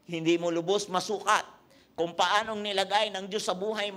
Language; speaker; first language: Filipino; native; Filipino